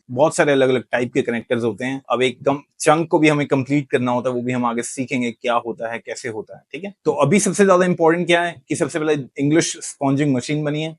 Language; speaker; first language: Hindi; native; Hindi